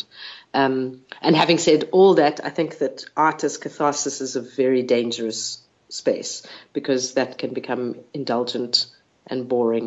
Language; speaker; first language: English; native; English